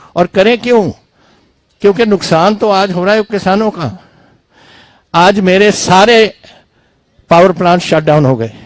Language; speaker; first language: Hindi; non-native, local second language; Punjabi